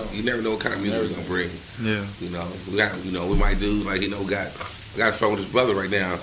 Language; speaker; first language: English; native; English